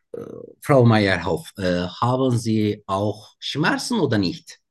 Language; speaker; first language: German; non-native, learner; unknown